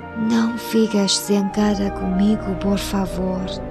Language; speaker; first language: Portuguese; non-native, learner; Chinese